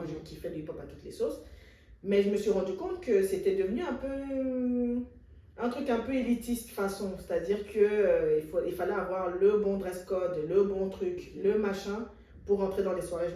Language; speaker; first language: French; native; French